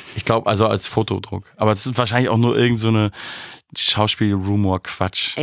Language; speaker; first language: German; native; German